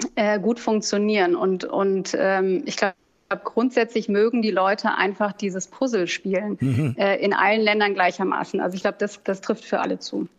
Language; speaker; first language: German; native; German